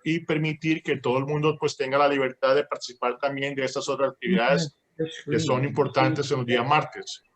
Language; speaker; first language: Spanish; native; Spanish